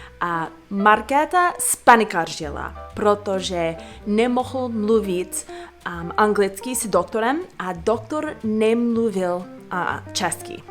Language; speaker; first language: Czech; non-native, fluent; English